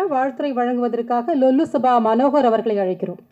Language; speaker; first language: Tamil; native; Tamil